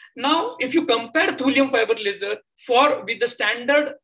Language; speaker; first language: English; non-native, local second language; Marathi